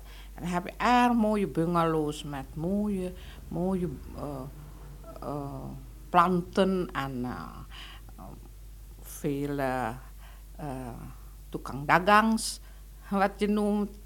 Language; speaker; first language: Dutch; non-native, local second language; Indonesian